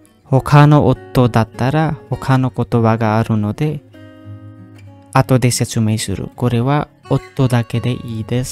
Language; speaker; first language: Japanese; non-native, fluent; Indonesian